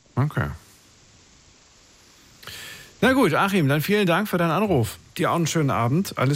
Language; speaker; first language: German; native; German